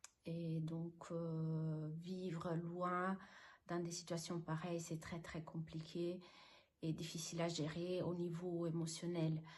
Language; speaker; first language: French; non-native, fluent; Italian